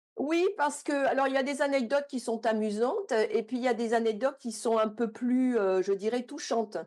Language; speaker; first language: French; native; French